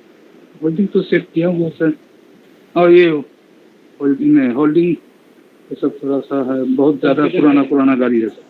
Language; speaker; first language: Hindi; non-native, local second language; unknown